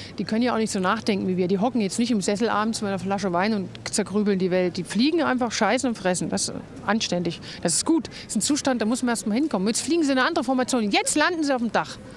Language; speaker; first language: German; native; German